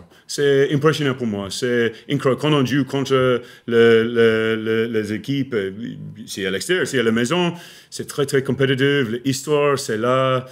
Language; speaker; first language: French; non-native, learner; English